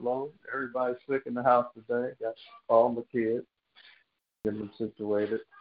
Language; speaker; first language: English; native; English